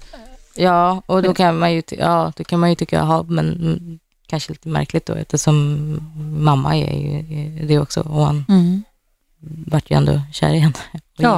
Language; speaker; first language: Swedish; native; Swedish